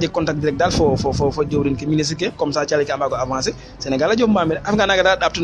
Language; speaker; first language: English; non-native, fluent; Serer